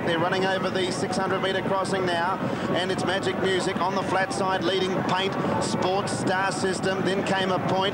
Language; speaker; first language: English; native; English